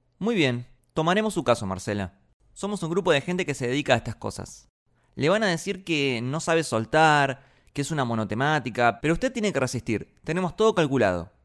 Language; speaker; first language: Spanish; native; Spanish